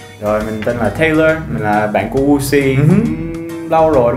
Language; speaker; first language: Vietnamese; non-native, fluent; English